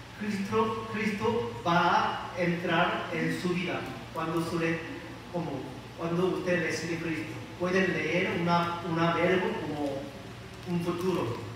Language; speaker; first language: Spanish; non-native, learner; Korean